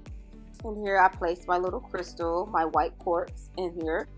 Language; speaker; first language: English; native; English